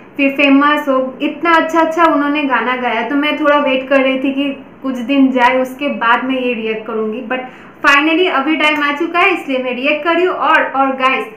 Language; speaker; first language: Hindi; non-native, local second language; Bangla